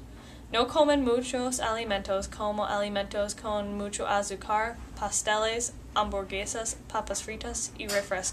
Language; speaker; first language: Spanish; non-native, learner; English